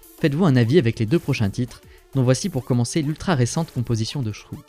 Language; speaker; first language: French; native; French